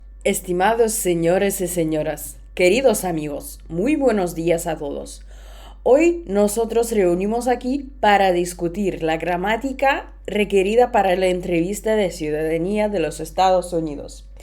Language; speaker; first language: Spanish; non-native, fluent; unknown